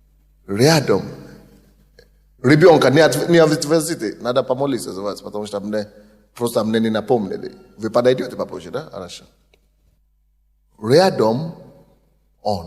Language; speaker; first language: Russian; non-native, fluent; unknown